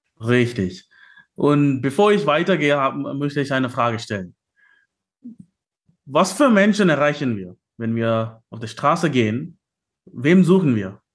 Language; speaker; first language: German; non-native, fluent; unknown